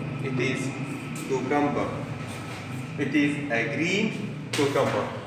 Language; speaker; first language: English; non-native, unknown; Arabic